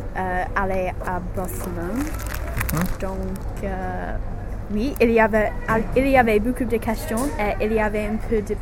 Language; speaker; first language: French; non-native, learner; English